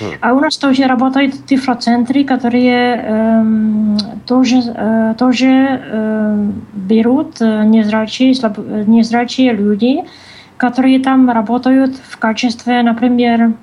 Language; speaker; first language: Russian; non-native, learner; Czech